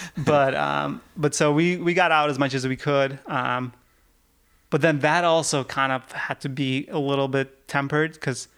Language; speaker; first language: English; early bilingual, other home language; Russian